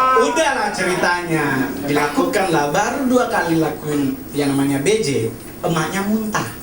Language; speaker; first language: Indonesian; native; Indonesian